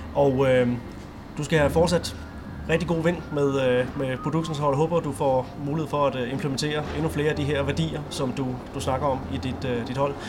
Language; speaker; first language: Danish; native; Danish